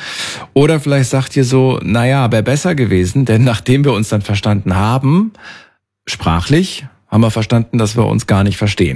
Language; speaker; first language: German; native; German